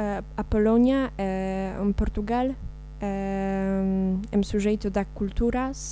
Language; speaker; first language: Portuguese; non-native, learner; Polish